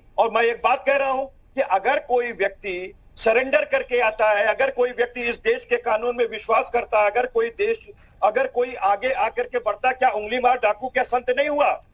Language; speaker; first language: Hindi; native; Hindi